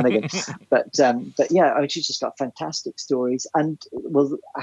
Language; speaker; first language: English; native; English